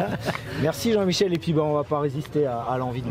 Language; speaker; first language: French; native; French